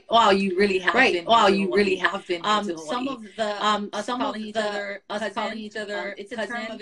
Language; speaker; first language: English; native; English